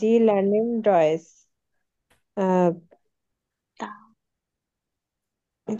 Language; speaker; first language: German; non-native, learner; Bangla